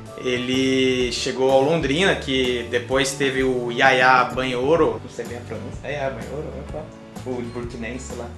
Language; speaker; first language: Portuguese; native; Portuguese